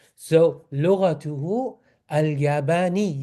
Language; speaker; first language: Arabic; non-native, fluent; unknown